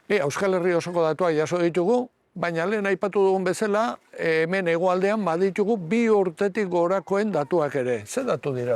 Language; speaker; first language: Basque; native; Basque